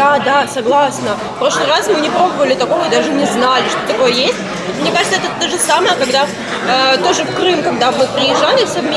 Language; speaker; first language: Russian; native; Russian